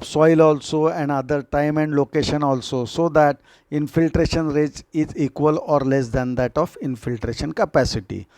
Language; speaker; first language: English; non-native, local second language; Marathi